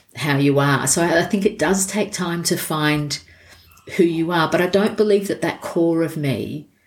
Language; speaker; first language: English; native; English